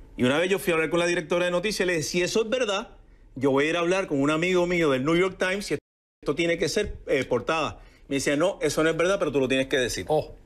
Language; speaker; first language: Spanish; native; Spanish